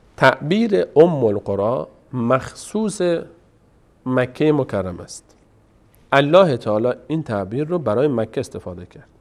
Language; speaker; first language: Persian; native; Persian